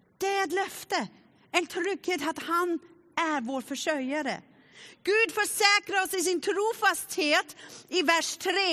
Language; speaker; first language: Swedish; non-native, fluent; German